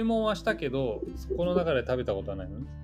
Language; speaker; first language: Japanese; native; Japanese